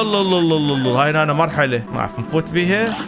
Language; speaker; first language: Arabic; native; Arabic